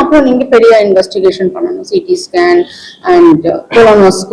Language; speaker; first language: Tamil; non-native, local second language; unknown